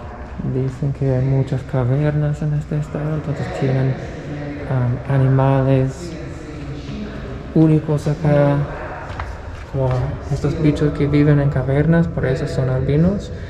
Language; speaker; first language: Spanish; non-native, fluent; English